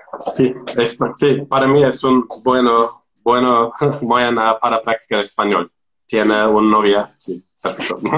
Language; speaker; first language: Spanish; non-native, learner; Turkish